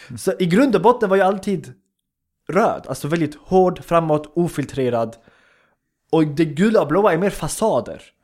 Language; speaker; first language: Swedish; early bilingual, other home language; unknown